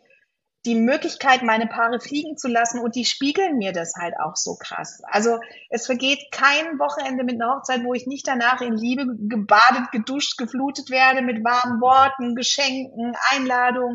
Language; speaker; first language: German; native; German